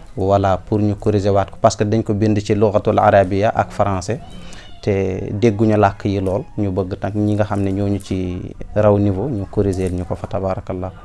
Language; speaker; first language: Wolof; non-native, local second language; Fula